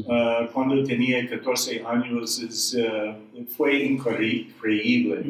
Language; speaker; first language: Spanish; non-native, learner; English